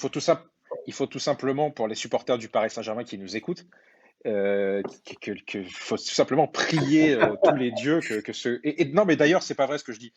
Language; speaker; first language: French; native; French